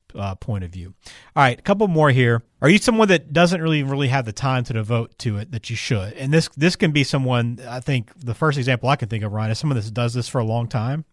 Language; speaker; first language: English; native; English